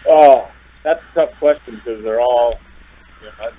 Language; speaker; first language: English; native; English